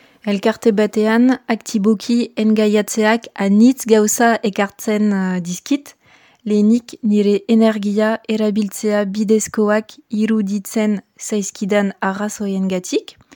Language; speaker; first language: Basque; non-native, fluent; French